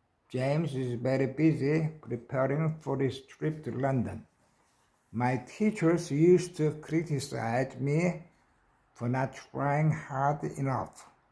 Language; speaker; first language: English; non-native, learner; Korean